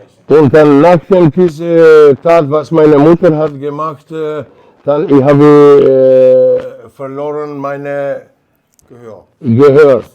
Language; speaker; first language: German; non-native, learner; Albanian